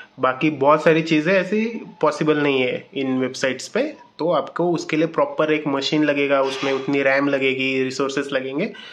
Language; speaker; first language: Hindi; non-native, local second language; Marathi